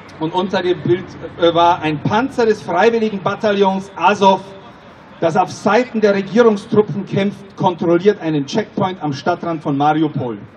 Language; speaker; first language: German; non-native, fluent; Czech